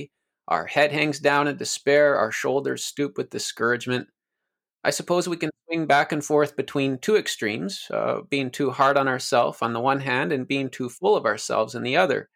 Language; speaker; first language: English; native; English